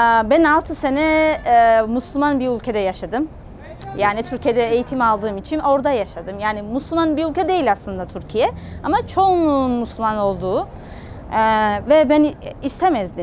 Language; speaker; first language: Turkish; non-native, fluent; Georgian